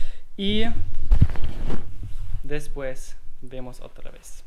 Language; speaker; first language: Spanish; non-native, learner; German